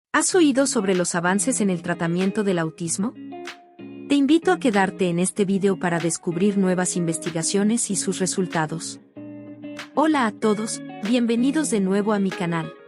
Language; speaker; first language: Spanish; native; Spanish